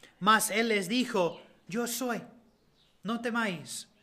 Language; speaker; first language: Spanish; non-native, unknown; English